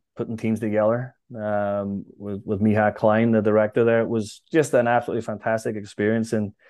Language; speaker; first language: English; native; English